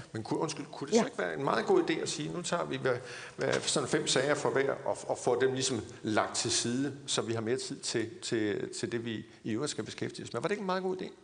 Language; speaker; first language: Danish; native; Danish